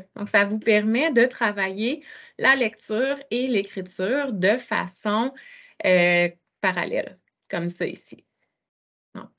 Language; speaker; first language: French; native; French